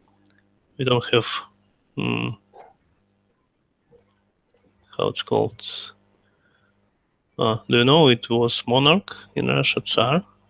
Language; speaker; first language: English; non-native, learner; Russian